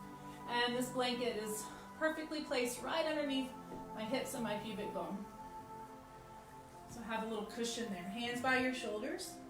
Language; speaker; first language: English; native; English